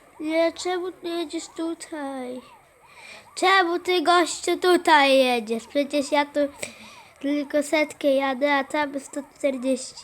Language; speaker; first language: Polish; native; Polish